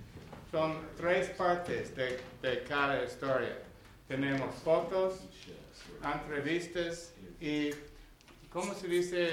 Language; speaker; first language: Spanish; non-native, learner; English